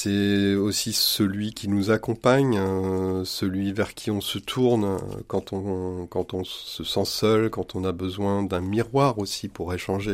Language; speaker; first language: French; native; French